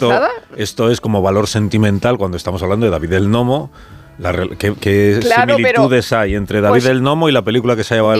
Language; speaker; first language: Spanish; native; Spanish